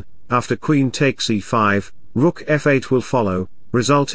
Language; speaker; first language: English; non-native, local second language; Hindi